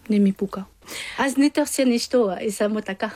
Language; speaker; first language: Bulgarian; non-native, learner; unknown